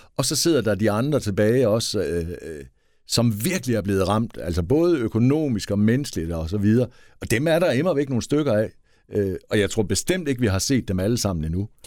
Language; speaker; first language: Danish; native; Danish